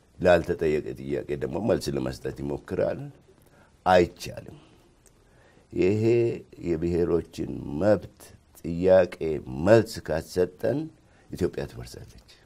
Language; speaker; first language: Amharic; non-native, local second language; Oromo